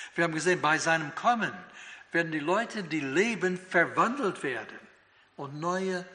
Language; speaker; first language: German; non-native, fluent; English